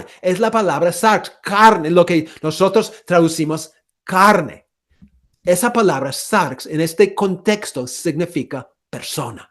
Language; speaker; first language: Spanish; non-native, fluent; English